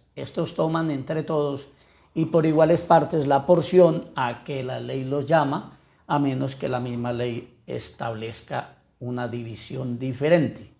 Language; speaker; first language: Spanish; native; Spanish